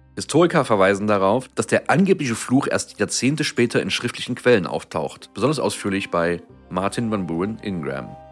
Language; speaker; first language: German; native; German